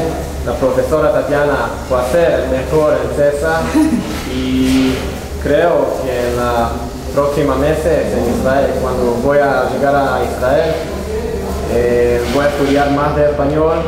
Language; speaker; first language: Spanish; non-native, learner; Hebrew